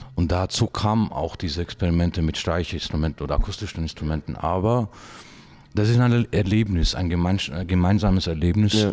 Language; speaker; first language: German; early bilingual, other home language; Georgian